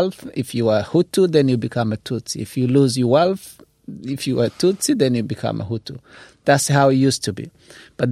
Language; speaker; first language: English; non-native, local second language; Kinyarwanda